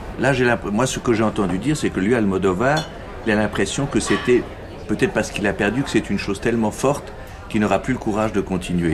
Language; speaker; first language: French; native; French